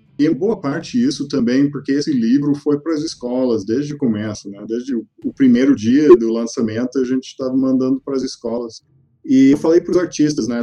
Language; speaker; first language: Portuguese; non-native, fluent; English